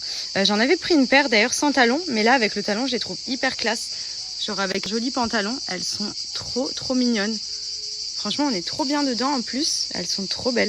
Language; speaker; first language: French; native; French